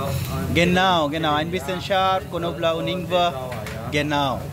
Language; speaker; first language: German; non-native, learner; Bangla